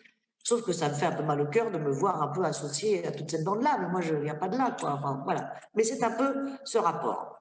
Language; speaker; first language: French; native; French